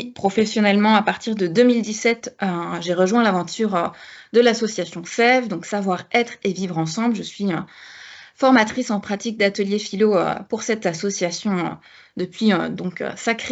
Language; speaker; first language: French; native; French